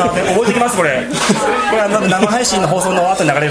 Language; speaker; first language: Japanese; native; Japanese